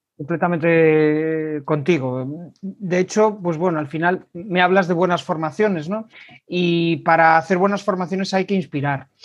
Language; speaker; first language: Spanish; native; Spanish